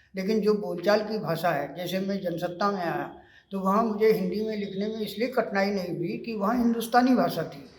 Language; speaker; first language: Hindi; native; Hindi